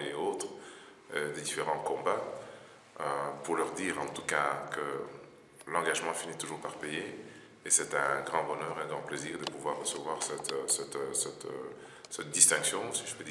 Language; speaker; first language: French; non-native, local second language; Lingala